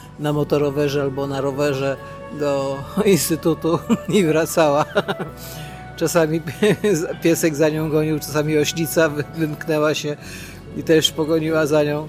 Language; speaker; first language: Polish; native; Polish